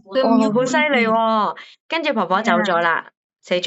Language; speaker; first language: Cantonese; native; Cantonese